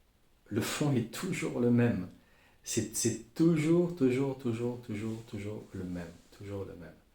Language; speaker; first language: French; native; French